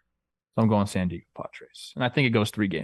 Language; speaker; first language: English; native; English